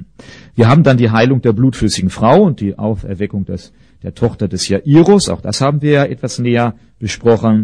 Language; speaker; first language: German; native; German